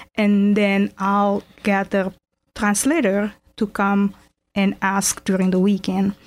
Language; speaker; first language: English; non-native, fluent; Indonesian